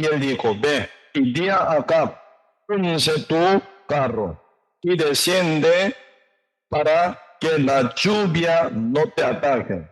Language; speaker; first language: Spanish; non-native, learner; Korean